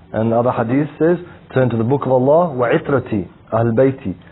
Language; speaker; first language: English; native; English